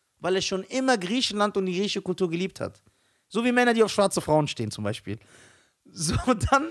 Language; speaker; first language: German; early bilingual, other home language; Arabic